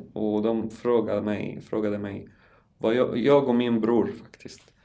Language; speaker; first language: Swedish; non-native, learner; Arabic